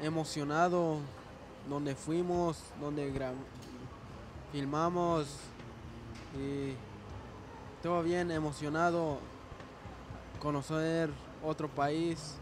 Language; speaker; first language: Spanish; non-native, local second language; Tzotzil